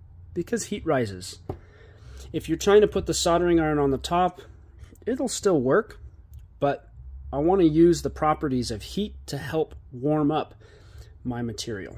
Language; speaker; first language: English; native; English